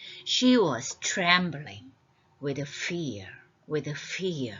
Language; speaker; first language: English; non-native, fluent; Korean